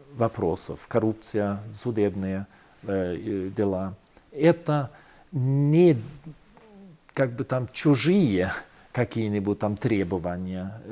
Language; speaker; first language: Russian; non-native, fluent; Swedish